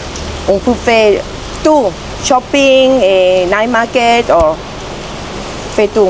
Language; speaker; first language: French; non-native, learner; Thai